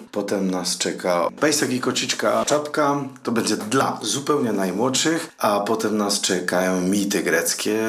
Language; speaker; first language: Polish; native; Polish